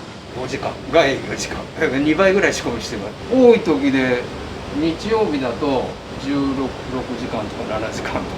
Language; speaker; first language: Japanese; native; Japanese